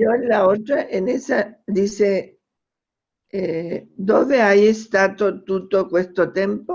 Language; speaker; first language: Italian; non-native, learner; Spanish